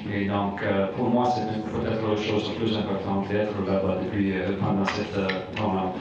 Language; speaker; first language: French; non-native, local second language; English